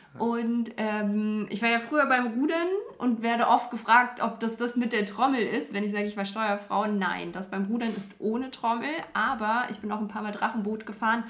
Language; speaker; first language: German; native; German